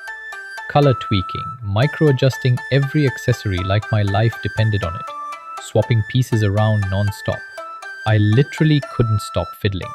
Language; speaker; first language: English; native; English